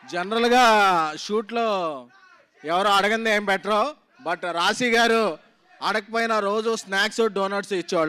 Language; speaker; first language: Telugu; native; Telugu